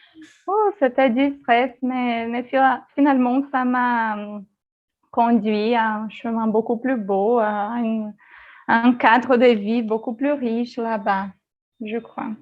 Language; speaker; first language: French; non-native, fluent; Portuguese